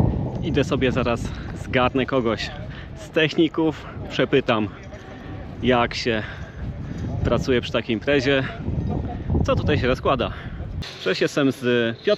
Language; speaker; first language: Polish; native; Polish